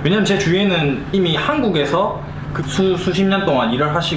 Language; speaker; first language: Korean; native; Korean